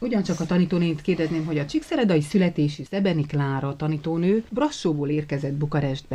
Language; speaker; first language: Hungarian; native; Hungarian